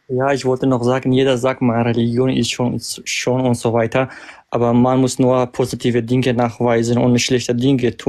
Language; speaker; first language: German; non-native, learner; Kurdish